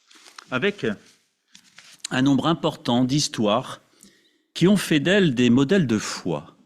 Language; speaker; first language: French; native; French